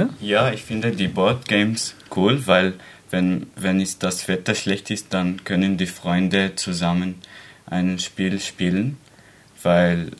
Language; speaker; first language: German; non-native, learner; Arabic